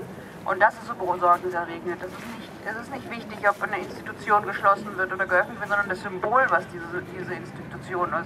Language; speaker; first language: German; non-native, fluent; Catalan